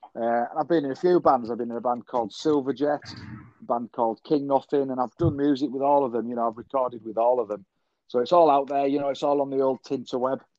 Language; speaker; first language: English; native; English